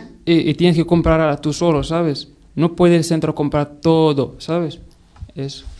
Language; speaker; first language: Spanish; non-native, learner; Arabic